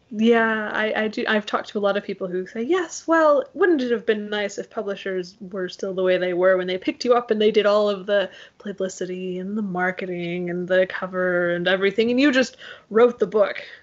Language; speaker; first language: English; native; English